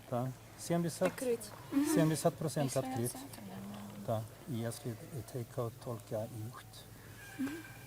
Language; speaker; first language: Russian; non-native, learner; German